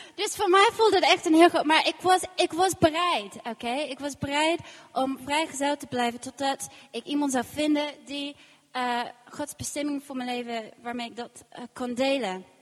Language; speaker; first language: Dutch; non-native, fluent; English